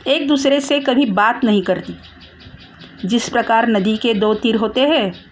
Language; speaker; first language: Hindi; non-native, local second language; Marathi